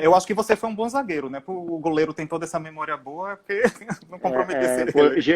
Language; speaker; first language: Portuguese; native; Portuguese